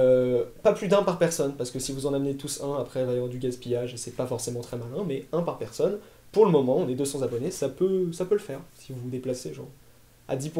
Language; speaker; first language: French; native; French